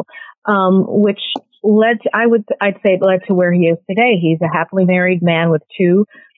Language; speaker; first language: English; native; English